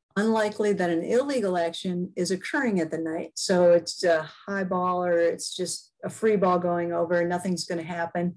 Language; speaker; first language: English; native; English